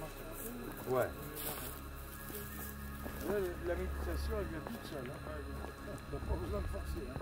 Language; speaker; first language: French; non-native, fluent; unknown